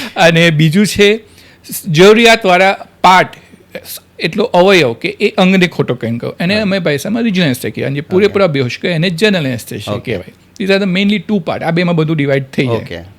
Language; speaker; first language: Gujarati; native; Gujarati